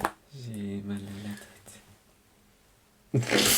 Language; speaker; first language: French; non-native, fluent; Spanish